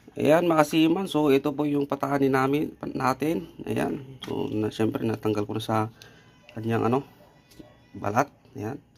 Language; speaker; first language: Filipino; non-native, local second language; Iloko